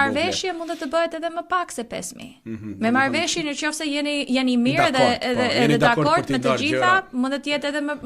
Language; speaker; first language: Albanian; early bilingual, heritage; Albanian